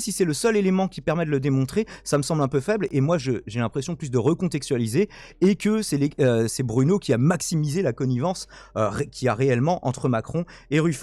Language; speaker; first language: French; native; French